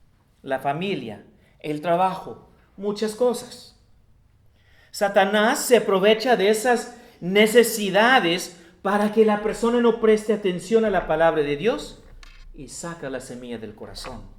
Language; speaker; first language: Spanish; non-native, fluent; English